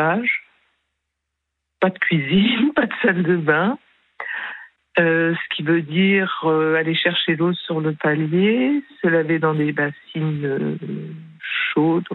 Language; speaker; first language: French; early bilingual, other home language; Spanish